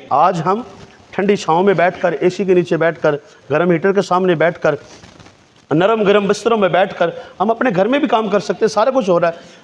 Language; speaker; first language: Urdu; non-native, local second language; Punjabi